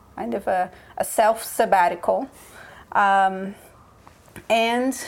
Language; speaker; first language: English; early bilingual, other home language; Portuguese